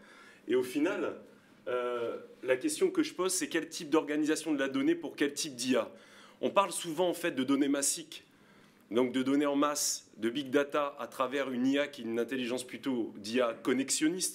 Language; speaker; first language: French; native; French